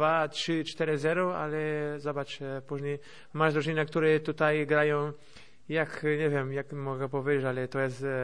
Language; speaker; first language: Polish; non-native, fluent; Portuguese